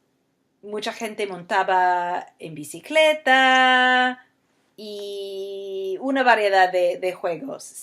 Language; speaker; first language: Spanish; non-native, fluent; English